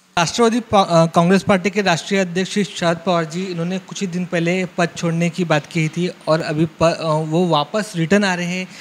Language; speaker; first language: Hindi; non-native, local second language; Marathi